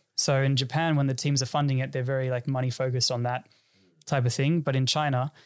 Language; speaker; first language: English; native; English